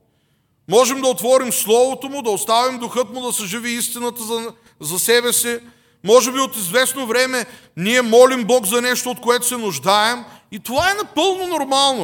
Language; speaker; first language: Bulgarian; native; Bulgarian